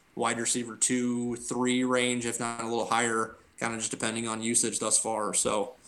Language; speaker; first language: English; native; English